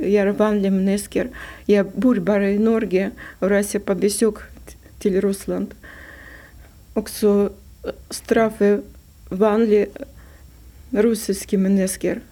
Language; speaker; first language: Norwegian; non-native, learner; Russian